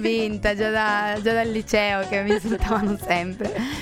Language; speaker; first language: Italian; native; Italian